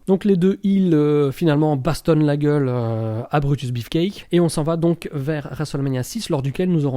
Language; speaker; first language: French; native; French